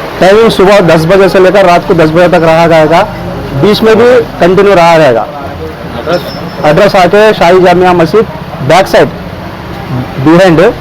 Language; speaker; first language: Urdu; native; Urdu